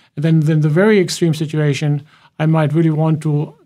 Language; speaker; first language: English; non-native, fluent; German